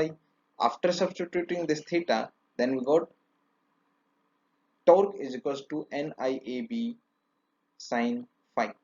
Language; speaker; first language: English; non-native, local second language; Hindi